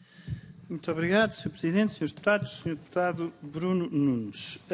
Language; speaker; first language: Portuguese; native; Portuguese